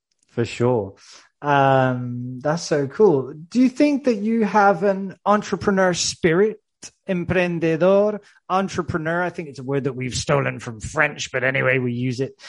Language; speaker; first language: English; native; English